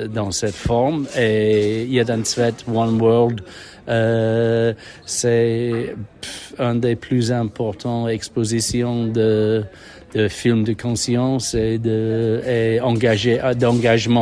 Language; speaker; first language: French; non-native, fluent; English